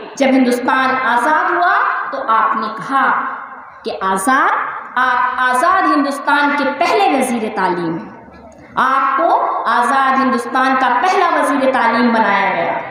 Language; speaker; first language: Urdu; native; Urdu